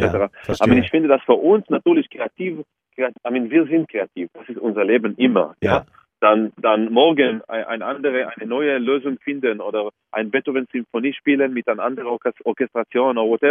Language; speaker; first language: German; non-native, fluent; Hebrew